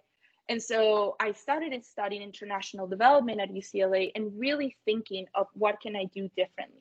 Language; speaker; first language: English; non-native, fluent; Spanish